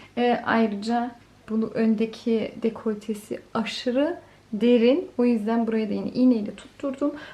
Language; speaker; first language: Turkish; early bilingual, heritage; Turkish